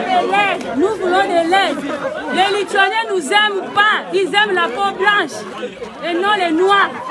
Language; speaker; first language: French; non-native, local second language; Lingala